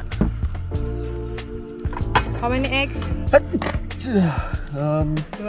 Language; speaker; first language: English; non-native, learner; Indonesian